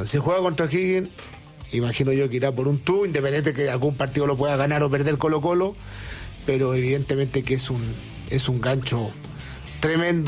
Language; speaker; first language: Spanish; native; Spanish